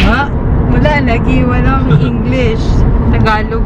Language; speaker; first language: Filipino; non-native, local second language; Cebuano